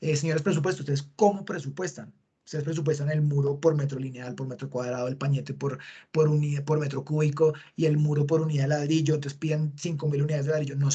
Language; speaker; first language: Spanish; native; Spanish